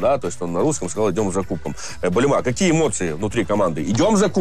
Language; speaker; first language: Russian; native; Russian